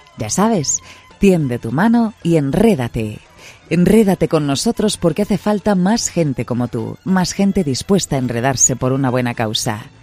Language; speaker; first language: Spanish; native; Spanish